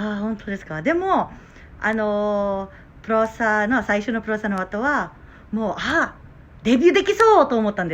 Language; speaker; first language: Japanese; non-native, learner; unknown